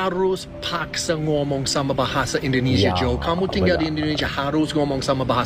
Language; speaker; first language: Indonesian; non-native, fluent; English